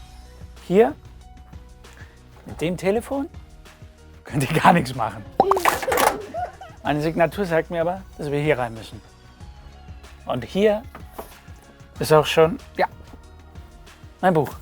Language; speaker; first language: German; native; German